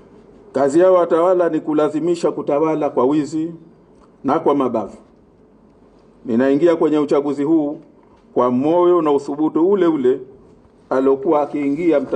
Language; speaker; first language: Swahili; native; Swahili